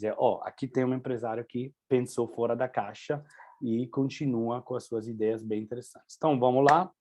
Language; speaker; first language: Portuguese; non-native, fluent; Italian